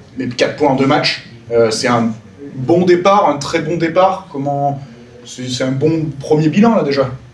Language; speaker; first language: French; native; French